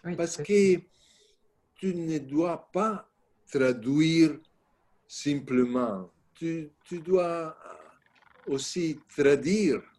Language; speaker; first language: French; non-native, learner; Italian